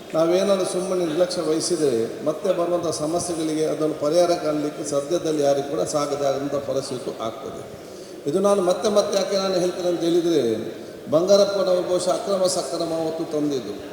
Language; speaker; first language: Kannada; non-native, local second language; Badaga